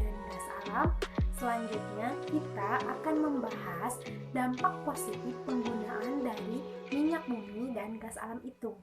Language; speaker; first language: Indonesian; native; Indonesian